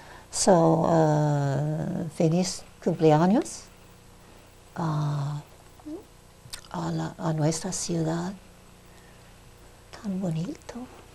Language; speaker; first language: Spanish; non-native, learner; English